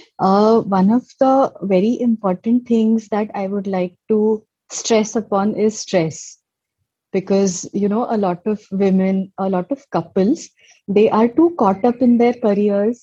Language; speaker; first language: English; non-native, local second language; Marathi